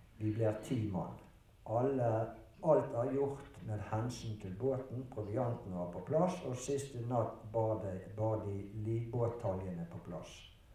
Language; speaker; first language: Norwegian; early bilingual, other home language; German